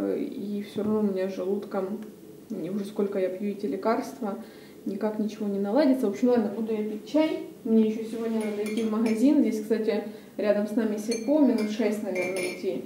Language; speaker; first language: Russian; native; Russian